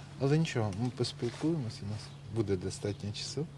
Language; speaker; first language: Ukrainian; native; Ukrainian